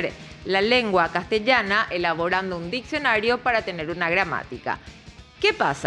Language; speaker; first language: Spanish; native; Spanish